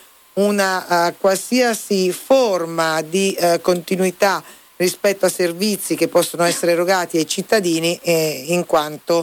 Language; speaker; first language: Italian; native; Italian